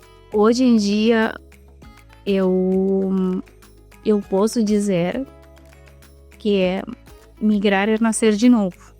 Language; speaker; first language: Portuguese; non-native, fluent; Spanish